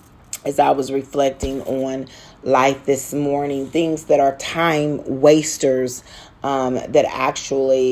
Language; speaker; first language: English; native; English